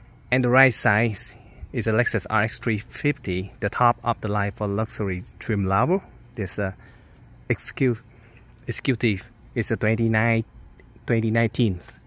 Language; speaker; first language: English; non-native, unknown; Vietnamese